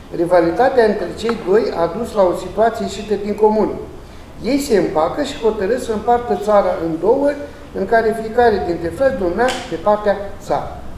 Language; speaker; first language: Romanian; native; Romanian